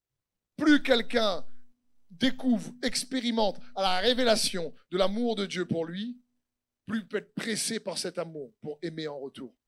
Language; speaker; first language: French; native; French